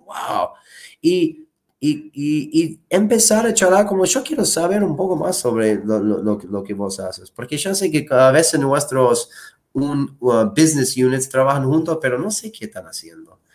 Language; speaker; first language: Spanish; non-native, fluent; English